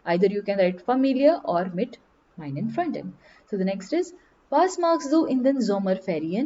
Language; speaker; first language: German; non-native, learner; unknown